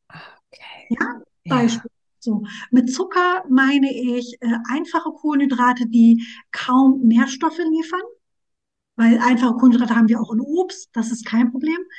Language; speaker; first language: German; early bilingual, other home language; Turkish